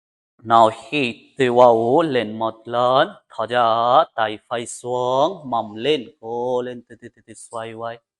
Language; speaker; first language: Vietnamese; non-native, learner; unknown